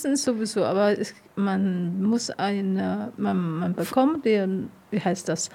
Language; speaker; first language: German; non-native, learner; Vietnamese